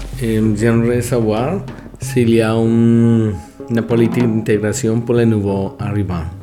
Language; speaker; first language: French; non-native, learner; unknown